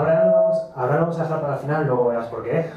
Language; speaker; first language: Spanish; native; Spanish